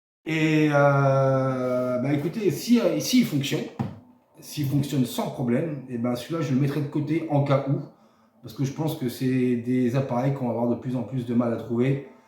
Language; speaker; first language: French; native; French